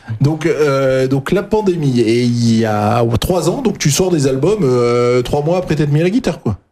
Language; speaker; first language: French; native; French